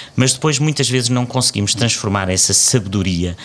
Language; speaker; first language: Portuguese; native; Portuguese